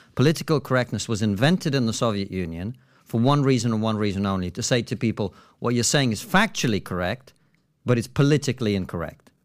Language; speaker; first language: English; non-native, fluent; Russian